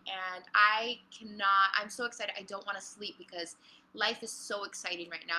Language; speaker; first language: English; early bilingual, other home language; Spanish